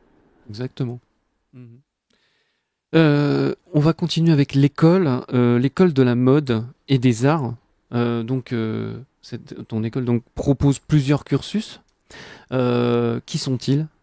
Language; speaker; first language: French; native; French